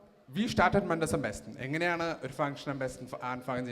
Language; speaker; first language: German; early bilingual, other home language; Malayalam